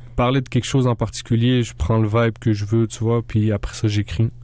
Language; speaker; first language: French; early bilingual, other home language; Arabic